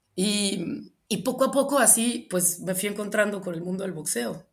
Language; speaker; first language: Spanish; native; Spanish